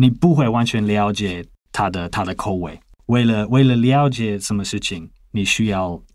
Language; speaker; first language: Chinese; non-native, fluent; English